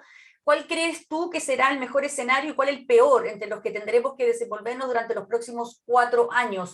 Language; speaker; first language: Spanish; native; Spanish